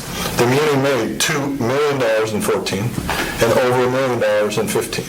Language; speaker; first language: English; native; English